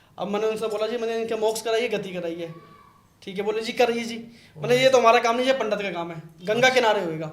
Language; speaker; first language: Hindi; native; Hindi